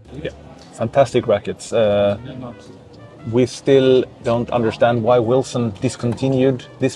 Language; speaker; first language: English; non-native, fluent; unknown